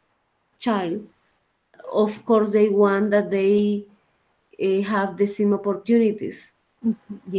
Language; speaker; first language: English; non-native, learner; Spanish